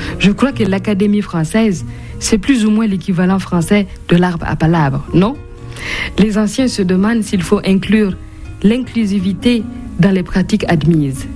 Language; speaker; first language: French; non-native, local second language; Mossi